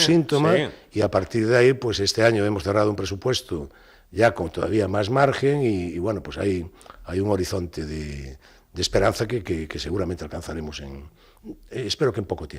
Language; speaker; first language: Spanish; native; Spanish